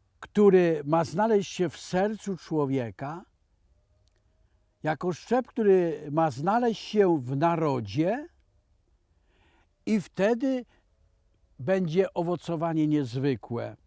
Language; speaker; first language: Polish; native; Polish